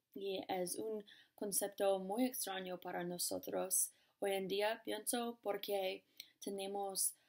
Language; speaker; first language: Spanish; non-native, learner; English